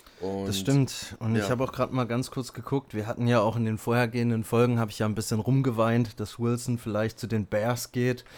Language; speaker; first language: German; native; German